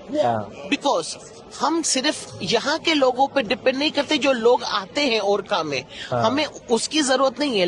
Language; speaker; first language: Hindi; native; Hindi